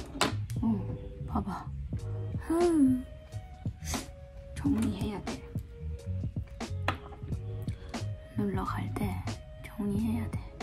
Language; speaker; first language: Korean; non-native, fluent; Thai